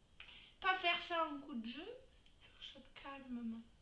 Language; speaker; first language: French; native; French